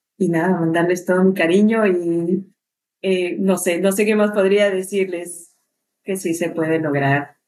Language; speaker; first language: Spanish; native; Spanish